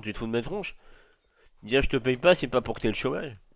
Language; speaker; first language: French; native; French